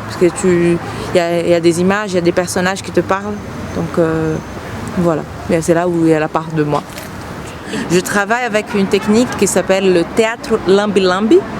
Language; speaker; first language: French; non-native, fluent; Portuguese